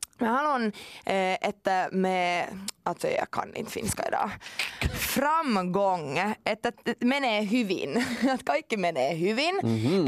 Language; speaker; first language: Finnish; non-native, local second language; Swedish